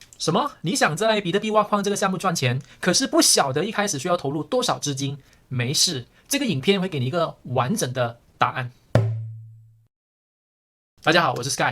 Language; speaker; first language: Chinese; early bilingual, heritage; Chinese